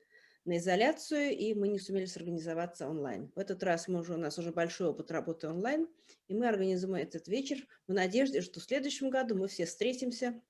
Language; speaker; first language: Russian; native; Russian